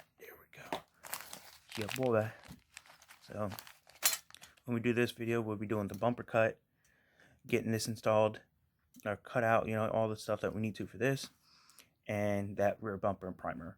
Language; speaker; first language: English; native; English